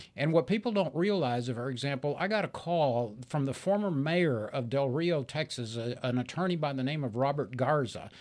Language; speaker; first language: English; early bilingual, other home language; Spanish